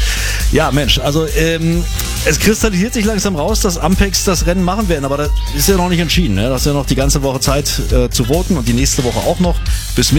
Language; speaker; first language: German; native; German